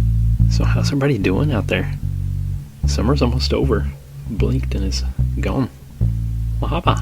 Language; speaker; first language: English; native; English